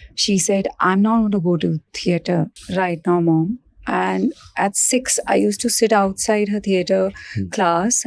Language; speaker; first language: English; non-native, local second language; Punjabi